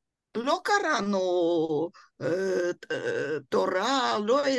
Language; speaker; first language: Hebrew; non-native, fluent; Russian